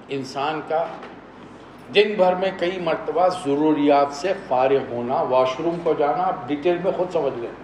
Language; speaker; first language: Urdu; native; Urdu